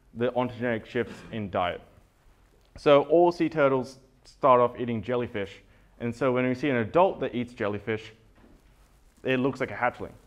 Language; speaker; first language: English; native; English